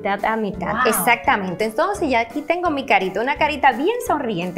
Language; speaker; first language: Spanish; native; Spanish